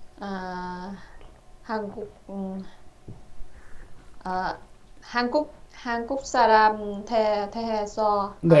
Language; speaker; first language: Korean; non-native, learner; Vietnamese